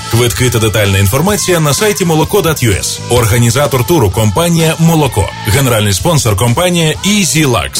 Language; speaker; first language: Ukrainian; native; Ukrainian